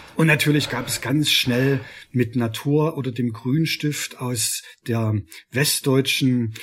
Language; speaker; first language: German; native; German